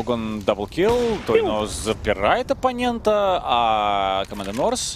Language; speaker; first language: Russian; native; Russian